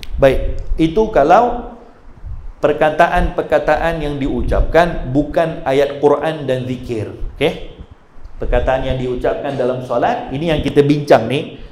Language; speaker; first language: Malay; native; Malay